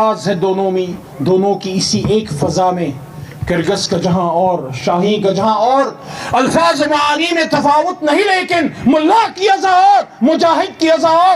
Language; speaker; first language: Urdu; native; Urdu